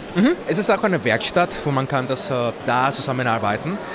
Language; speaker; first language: German; non-native, fluent; Spanish